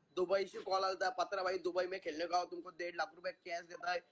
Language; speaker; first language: Hindi; non-native, local second language; Marathi